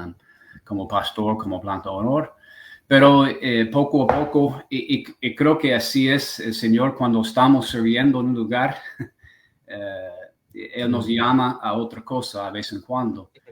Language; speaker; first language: Spanish; non-native, fluent; English